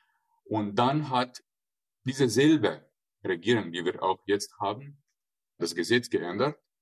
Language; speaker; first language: German; non-native, fluent; Slovenian